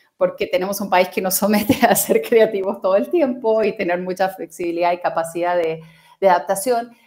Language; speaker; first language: Spanish; native; Spanish